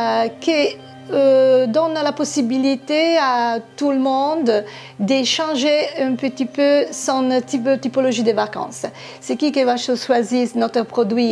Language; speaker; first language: French; non-native, fluent; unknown